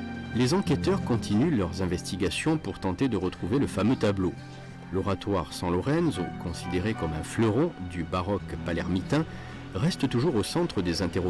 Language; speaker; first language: French; native; French